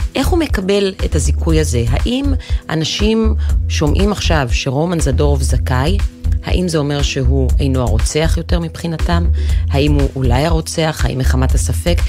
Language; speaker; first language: Hebrew; native; Hebrew